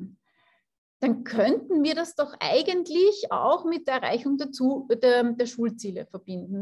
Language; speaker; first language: German; native; German